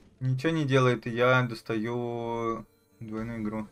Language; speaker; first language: Russian; native; Russian